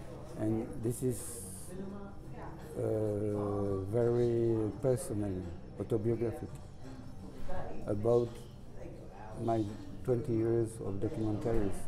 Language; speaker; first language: English; non-native, learner; French